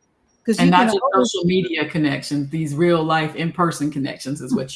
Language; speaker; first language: English; native; English